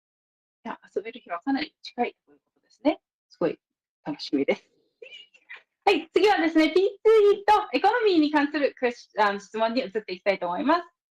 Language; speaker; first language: Japanese; native; Japanese